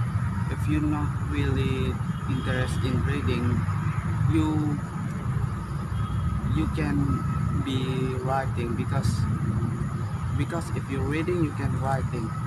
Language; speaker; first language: English; non-native, learner; Indonesian